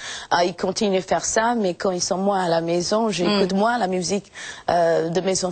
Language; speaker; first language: French; non-native, fluent; English